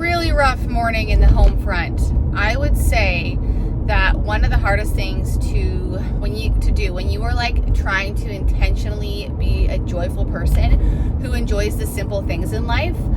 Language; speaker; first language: English; native; English